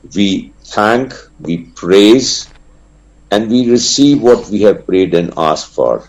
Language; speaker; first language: English; non-native, local second language; Punjabi